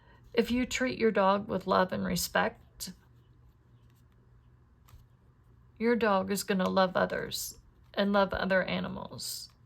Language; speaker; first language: English; native; English